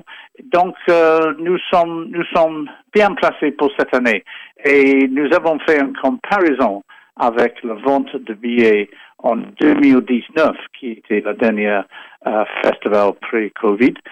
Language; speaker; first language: French; non-native, fluent; English